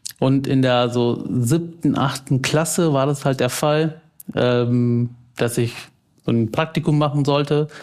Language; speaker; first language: German; early bilingual, other home language; Tamil